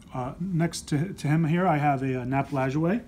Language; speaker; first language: English; native; English